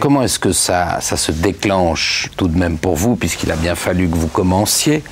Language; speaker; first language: French; native; French